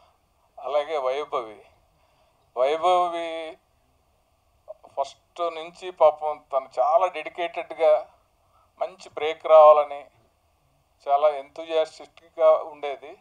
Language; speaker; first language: Telugu; native; Telugu